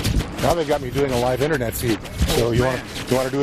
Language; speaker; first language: English; native; English